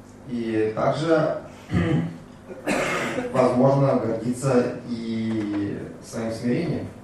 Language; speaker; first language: Russian; native; Russian